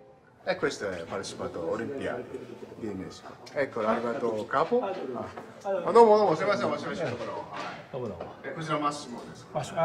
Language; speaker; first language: Italian; non-native, learner; Japanese